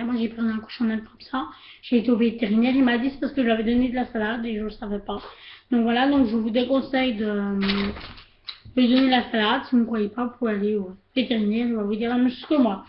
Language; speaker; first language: French; native; French